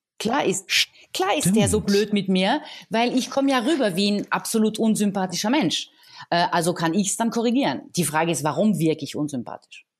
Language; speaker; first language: German; non-native, fluent; French